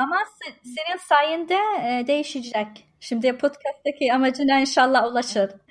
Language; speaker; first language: Turkish; non-native, learner; Arabic